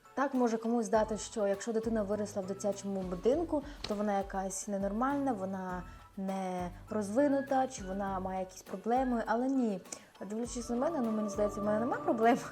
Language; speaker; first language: Ukrainian; native; Ukrainian